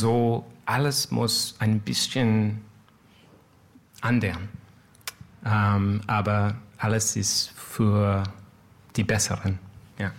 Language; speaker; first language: German; non-native, learner; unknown